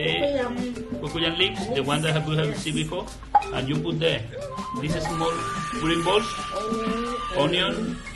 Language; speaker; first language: English; non-native, learner; Spanish